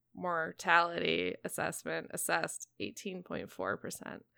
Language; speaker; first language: English; native; English